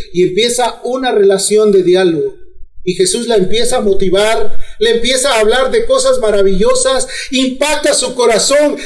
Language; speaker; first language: Spanish; native; Spanish